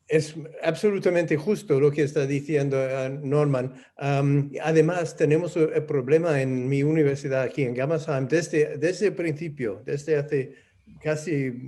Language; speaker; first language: Spanish; non-native, fluent; English